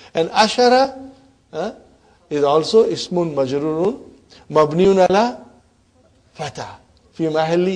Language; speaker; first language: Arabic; non-native, fluent; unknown